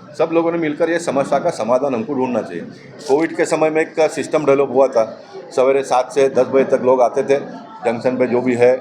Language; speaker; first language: Hindi; non-native, local second language; Tulu